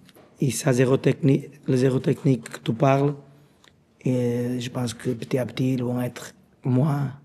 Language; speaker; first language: French; non-native, learner; Portuguese